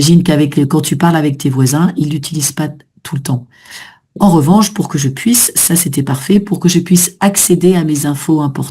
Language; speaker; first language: French; native; French